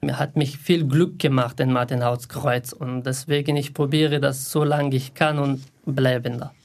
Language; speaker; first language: German; non-native, learner; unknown